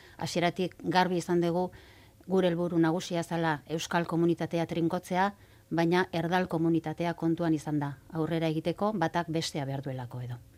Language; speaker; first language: Basque; native; Basque